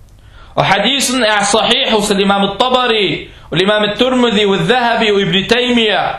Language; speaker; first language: Danish; early bilingual, other home language; Arabic